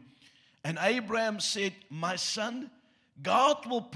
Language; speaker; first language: English; non-native, local second language; Afrikaans